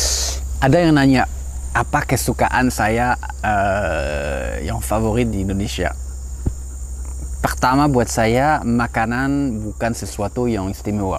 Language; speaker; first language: Indonesian; non-native, fluent; French